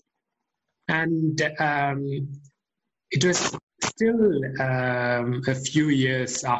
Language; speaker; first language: English; non-native, local second language; Malayalam